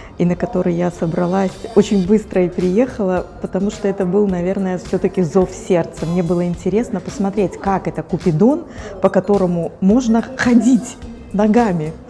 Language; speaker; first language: Russian; native; Russian